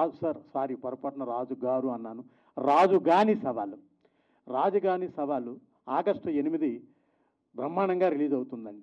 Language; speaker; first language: Telugu; native; Telugu